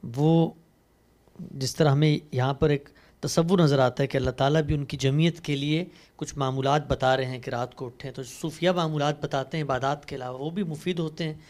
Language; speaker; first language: Urdu; native; Urdu